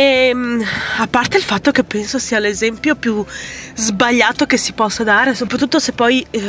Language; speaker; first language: Italian; native; Italian